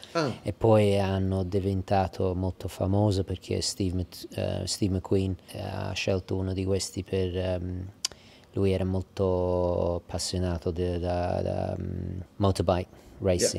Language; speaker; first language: Italian; early bilingual, heritage; English